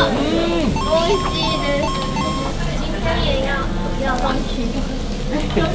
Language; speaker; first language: Chinese; non-native, fluent; Japanese